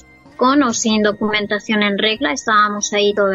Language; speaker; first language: Spanish; native; Spanish